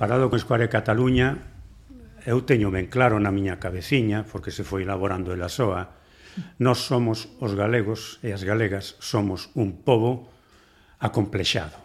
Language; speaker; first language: Galician; native; Galician